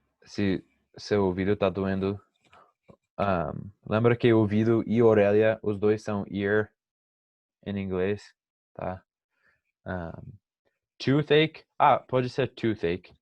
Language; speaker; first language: Portuguese; non-native, fluent; English